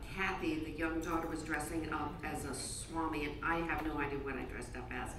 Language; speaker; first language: English; native; English